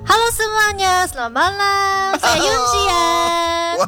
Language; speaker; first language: Indonesian; non-native, learner; Korean